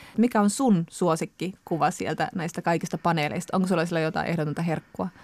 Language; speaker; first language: Finnish; native; Finnish